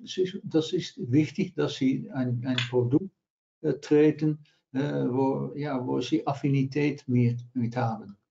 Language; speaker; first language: German; non-native, learner; Dutch